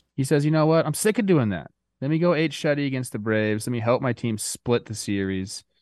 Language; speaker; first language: English; native; English